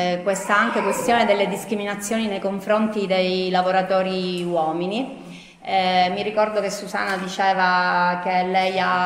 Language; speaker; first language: Italian; native; Italian